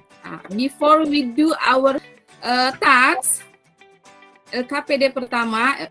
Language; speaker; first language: English; non-native, learner; Indonesian